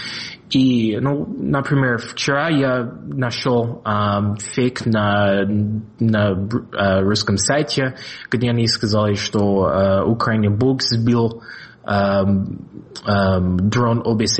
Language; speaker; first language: Russian; non-native, fluent; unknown